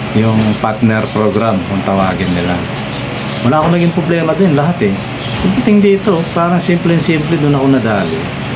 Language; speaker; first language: Filipino; non-native, local second language; Pampanga